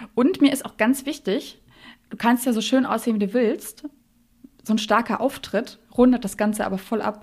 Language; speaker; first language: German; native; German